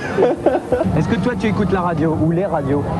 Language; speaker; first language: French; native; French